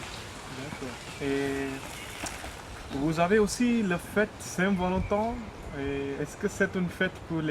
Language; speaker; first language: French; non-native, learner; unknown